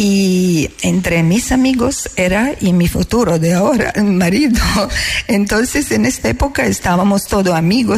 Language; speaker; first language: Spanish; non-native, fluent; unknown